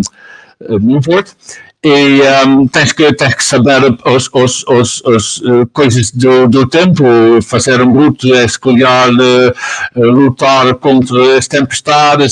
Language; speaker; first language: Portuguese; non-native, learner; Dutch